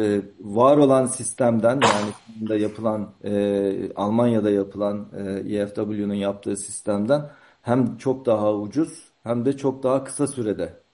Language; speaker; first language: Turkish; native; Turkish